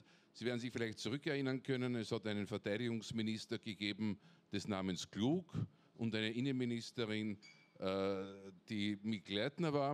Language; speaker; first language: German; native; German